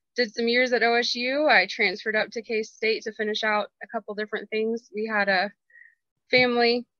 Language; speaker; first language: English; native; English